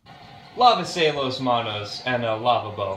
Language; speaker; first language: Spanish; non-native, learner; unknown